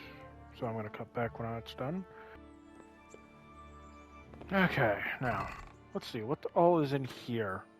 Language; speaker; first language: English; native; English